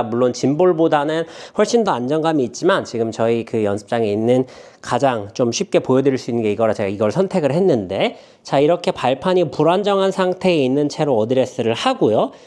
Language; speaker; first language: Korean; native; Korean